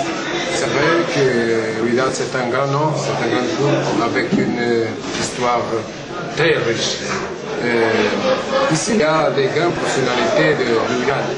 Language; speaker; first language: French; non-native, local second language; Arabic